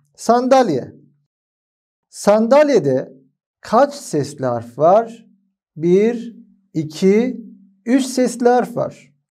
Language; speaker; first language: Turkish; non-native, fluent; Arabic